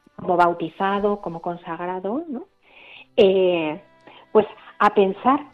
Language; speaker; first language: Spanish; native; Spanish